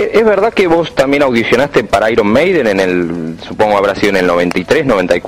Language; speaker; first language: Spanish; native; Spanish